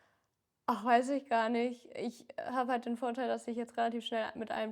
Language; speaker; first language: German; native; German